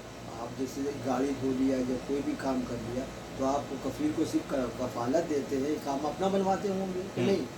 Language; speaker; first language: Hindi; native; Hindi